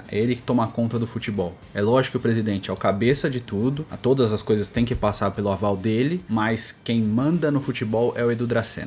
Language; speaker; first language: Portuguese; native; Portuguese